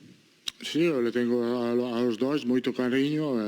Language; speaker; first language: Portuguese; non-native, learner; Italian